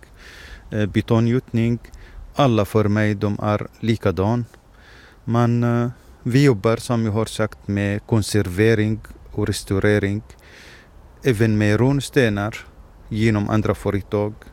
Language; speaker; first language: Swedish; non-native, fluent; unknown